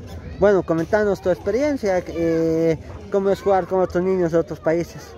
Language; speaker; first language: Spanish; native; Spanish